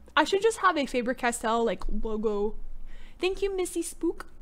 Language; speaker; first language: English; native; English